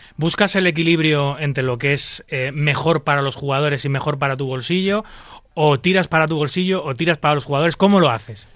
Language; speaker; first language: Spanish; native; Spanish